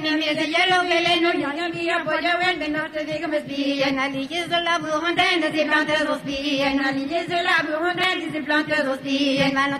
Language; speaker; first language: French; native; French